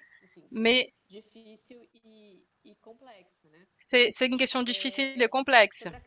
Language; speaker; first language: French; non-native, fluent; Portuguese